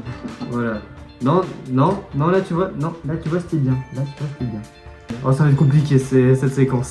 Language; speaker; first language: French; native; French